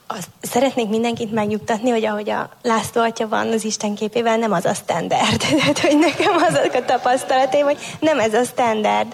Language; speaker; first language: Hungarian; native; Hungarian